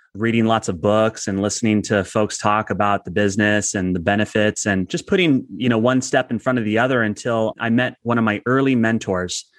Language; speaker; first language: English; native; English